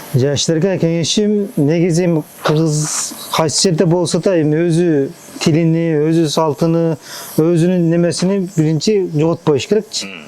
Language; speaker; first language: Kyrgyz; early bilingual, heritage; Kyrgyz